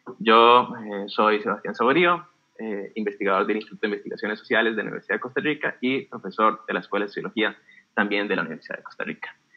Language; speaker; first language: Spanish; native; Spanish